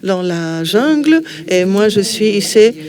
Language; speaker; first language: French; non-native, fluent; Spanish